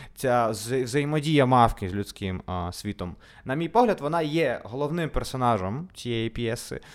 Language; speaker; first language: Ukrainian; non-native, local second language; Russian